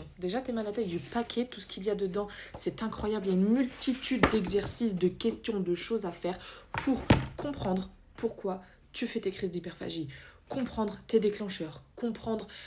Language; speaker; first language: French; native; French